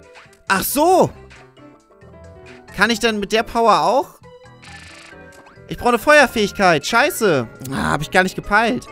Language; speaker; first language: German; native; German